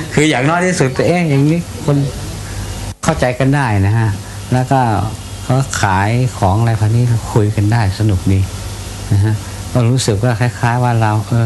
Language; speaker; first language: Thai; early bilingual, other home language; Lao